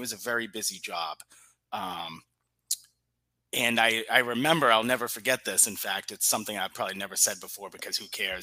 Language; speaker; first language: English; native; English